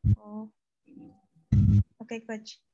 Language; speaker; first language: English; non-native, learner; Indonesian